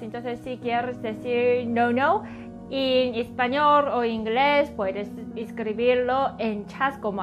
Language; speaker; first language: Spanish; non-native, learner; Korean